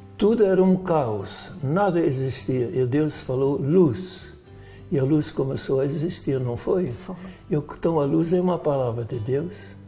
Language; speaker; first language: Portuguese; non-native, fluent; Dutch